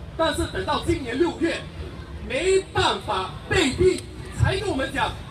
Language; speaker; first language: Chinese; non-native, local second language; English